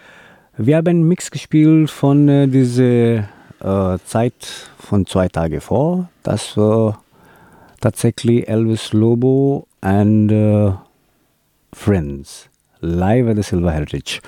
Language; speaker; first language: German; non-native, learner; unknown